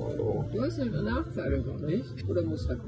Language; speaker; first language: German; native; German